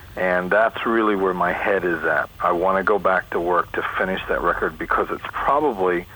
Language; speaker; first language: English; native; English